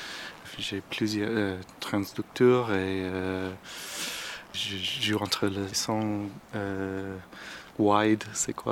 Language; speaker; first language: French; non-native, learner; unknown